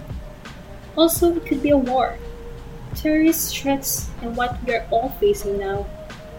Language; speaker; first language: English; non-native, local second language; Filipino